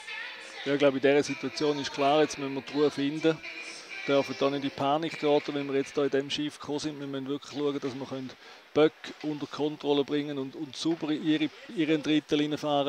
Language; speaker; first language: German; native; German